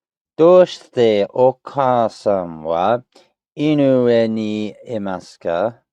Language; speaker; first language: Japanese; non-native, learner; English